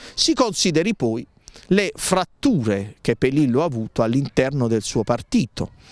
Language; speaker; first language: Italian; native; Italian